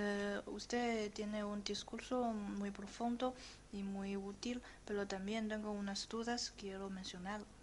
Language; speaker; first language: Spanish; non-native, learner; Chinese